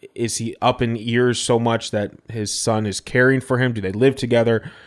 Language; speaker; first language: English; native; English